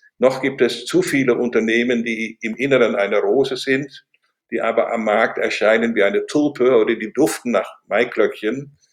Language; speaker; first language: German; non-native, fluent; Dutch